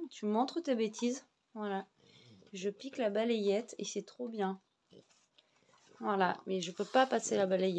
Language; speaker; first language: French; native; French